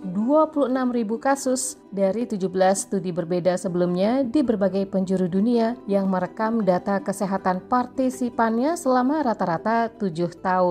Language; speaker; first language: Indonesian; native; Indonesian